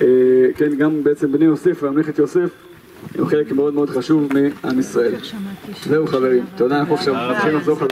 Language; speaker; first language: Hebrew; native; Hebrew